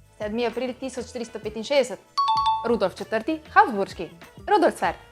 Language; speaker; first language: Slovenian; native; Slovenian